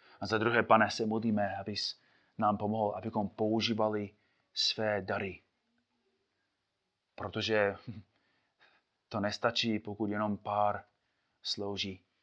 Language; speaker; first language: Czech; non-native, fluent; English